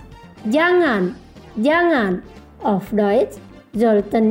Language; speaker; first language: German; non-native, learner; Indonesian